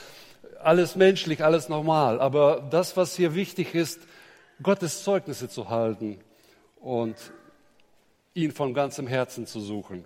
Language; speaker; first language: German; native; German